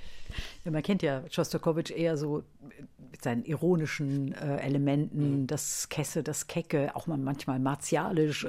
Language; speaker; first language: German; native; German